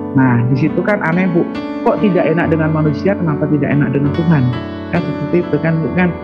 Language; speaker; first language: Indonesian; non-native, local second language; Sundanese